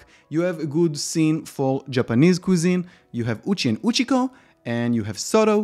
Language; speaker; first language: English; non-native, fluent; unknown